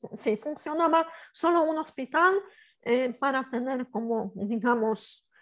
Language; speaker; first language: Spanish; non-native, fluent; Polish